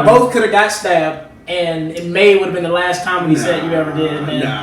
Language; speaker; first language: English; native; English